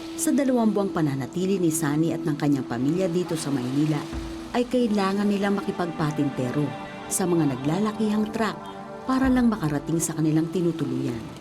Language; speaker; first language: Filipino; native; Filipino